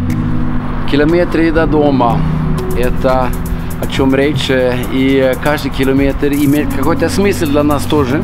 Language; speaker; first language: Russian; non-native, fluent; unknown